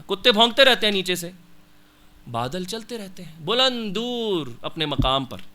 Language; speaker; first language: Urdu; non-native, local second language; Punjabi